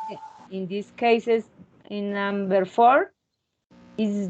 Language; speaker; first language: English; non-native, fluent; Spanish